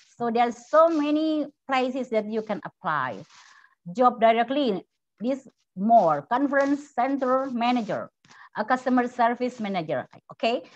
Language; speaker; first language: English; non-native, fluent; Indonesian